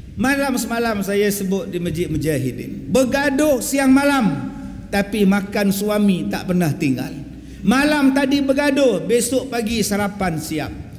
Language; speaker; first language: Malay; native; Malay